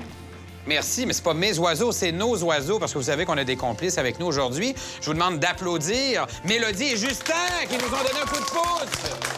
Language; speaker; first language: French; native; French